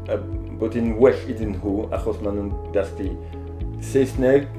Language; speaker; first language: Welsh; non-native, learner; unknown